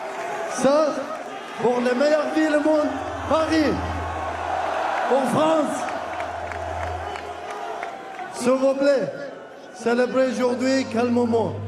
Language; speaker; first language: French; non-native, learner; Arabic